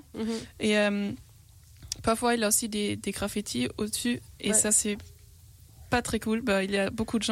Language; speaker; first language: French; non-native, learner; German